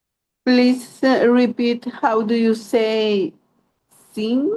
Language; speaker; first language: English; non-native, learner; Spanish